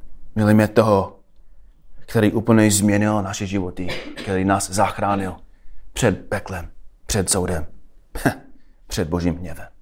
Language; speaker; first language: Czech; non-native, fluent; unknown